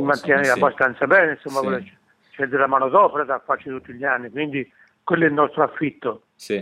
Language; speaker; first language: Italian; native; Italian